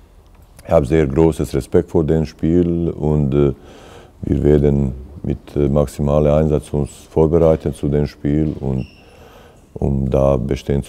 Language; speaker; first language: German; non-native, fluent; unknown